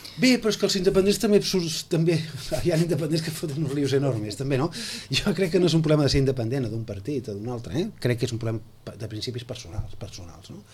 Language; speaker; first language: Catalan; native; Catalan